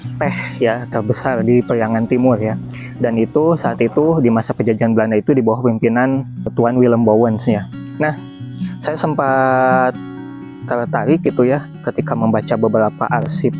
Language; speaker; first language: Indonesian; non-native, local second language; Sundanese